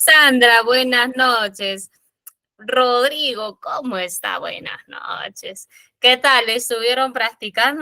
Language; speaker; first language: Spanish; native; Spanish